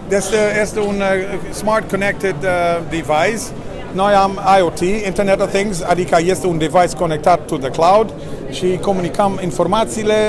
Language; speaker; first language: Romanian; non-native, learner; Dutch